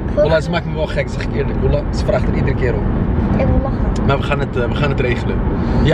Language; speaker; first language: Dutch; native; Dutch